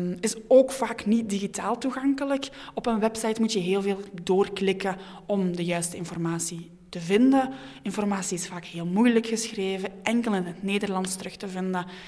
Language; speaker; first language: Dutch; native; Dutch